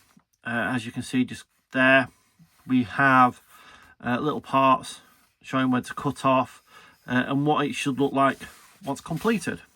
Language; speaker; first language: English; native; English